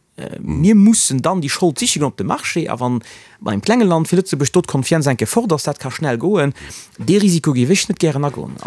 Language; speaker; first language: Luxembourgish; native; Luxembourgish